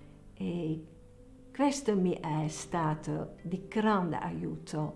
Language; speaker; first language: Italian; non-native, fluent; Dutch